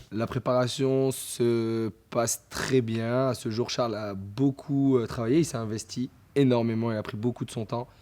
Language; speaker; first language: French; native; French